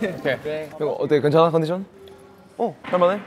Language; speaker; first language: Korean; native; Korean